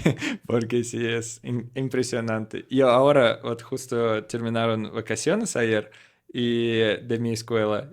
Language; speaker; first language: Spanish; non-native, learner; Russian